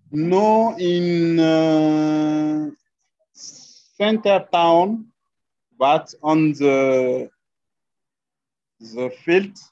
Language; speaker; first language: English; non-native, learner; French